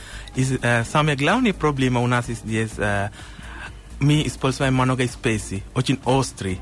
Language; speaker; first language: Russian; non-native, learner; Sinhala